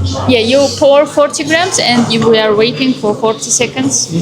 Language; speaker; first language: English; non-native, learner; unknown